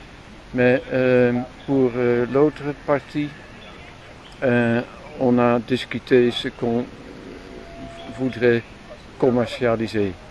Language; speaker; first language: French; non-native, learner; Dutch